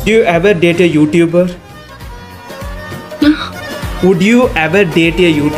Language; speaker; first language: English; non-native, learner; Tamil